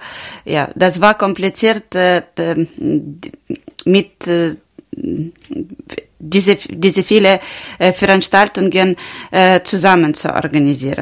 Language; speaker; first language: German; non-native, learner; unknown